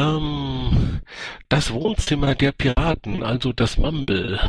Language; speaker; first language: German; native; German